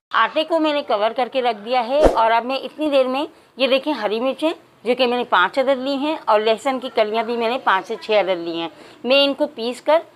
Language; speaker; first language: Urdu; native; Urdu